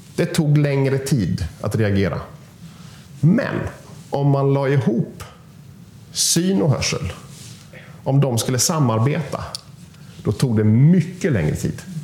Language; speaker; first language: Swedish; native; Swedish